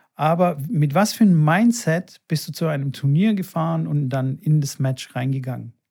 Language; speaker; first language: German; early bilingual, other home language; Bulgarian